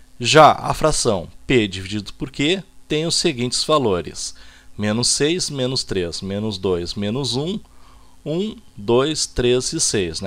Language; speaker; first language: Portuguese; native; Portuguese